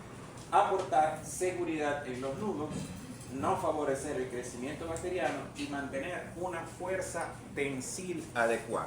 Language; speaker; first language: Spanish; native; Spanish